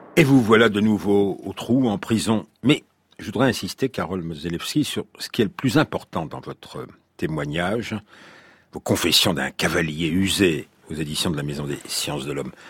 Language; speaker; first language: French; native; French